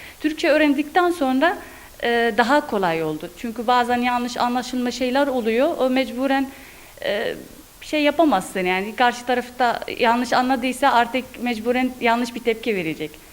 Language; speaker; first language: Turkish; non-native, fluent; Arabic